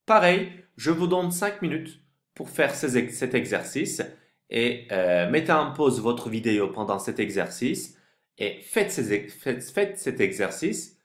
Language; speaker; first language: French; non-native, fluent; Turkish